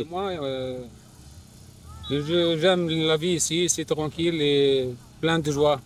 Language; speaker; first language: French; non-native, learner; Arabic